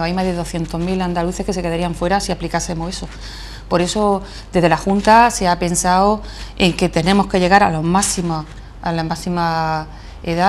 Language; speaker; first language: Spanish; native; Spanish